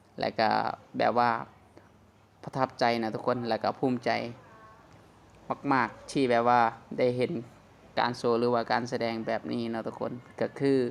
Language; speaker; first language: Thai; non-native, local second language; Northeastern Thai